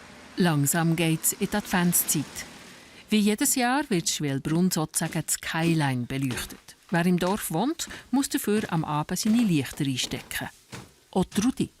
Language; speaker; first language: German; native; German